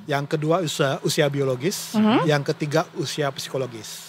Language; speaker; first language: Indonesian; native; Indonesian